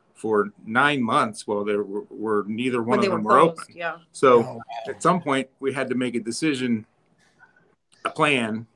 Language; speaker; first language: English; native; English